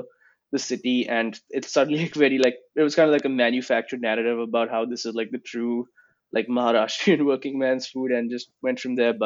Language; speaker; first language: English; non-native, local second language; Gujarati